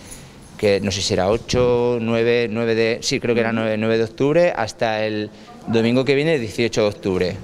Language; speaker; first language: Spanish; native; Spanish